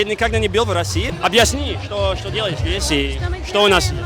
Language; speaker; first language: Russian; non-native, learner; English